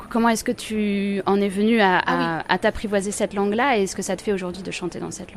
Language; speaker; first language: French; native; French